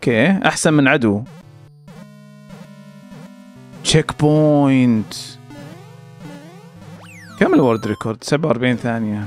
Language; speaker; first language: Arabic; native; Arabic